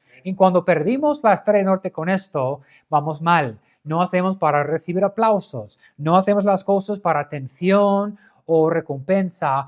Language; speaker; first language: Spanish; non-native, fluent; English